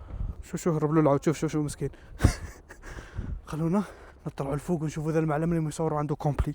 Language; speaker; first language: Arabic; native; Arabic